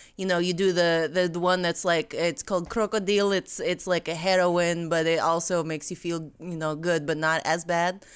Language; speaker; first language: English; non-native, fluent; Russian